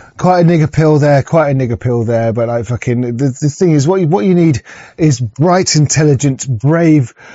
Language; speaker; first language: English; native; English